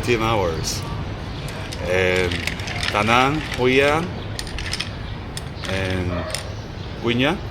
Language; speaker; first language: English; non-native, learner; Korean